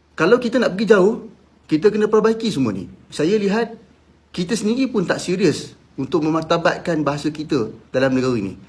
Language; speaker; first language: Malay; native; Malay